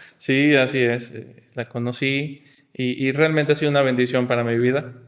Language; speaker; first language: Spanish; native; Spanish